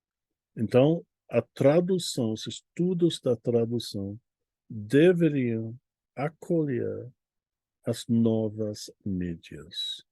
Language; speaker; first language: Portuguese; non-native, fluent; English